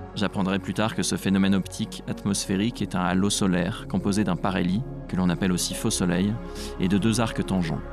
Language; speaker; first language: French; native; French